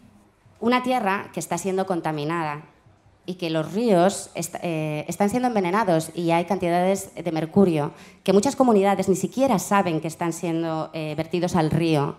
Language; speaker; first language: Spanish; native; Spanish